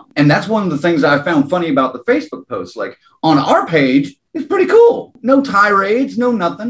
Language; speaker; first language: English; native; English